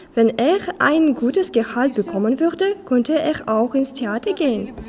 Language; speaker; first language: German; non-native, learner; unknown